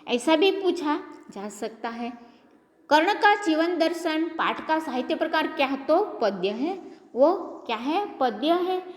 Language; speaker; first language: Hindi; non-native, local second language; Gujarati